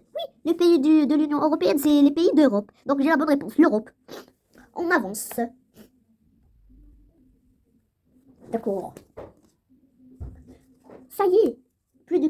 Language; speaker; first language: French; non-native, local second language; Arabic